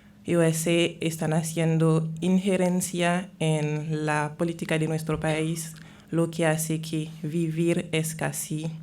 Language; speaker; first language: Spanish; non-native, fluent; Haitian Creole